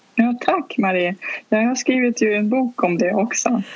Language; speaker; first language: Swedish; non-native, fluent; Russian